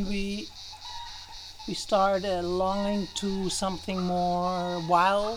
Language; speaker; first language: English; non-native, fluent; Dutch